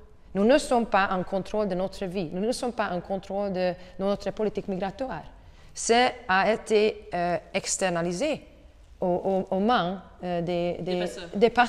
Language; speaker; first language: French; non-native, learner; Hungarian